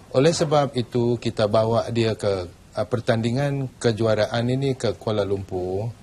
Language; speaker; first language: Malay; non-native, local second language; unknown